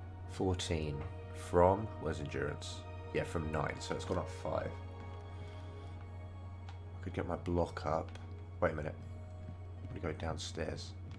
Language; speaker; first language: English; native; English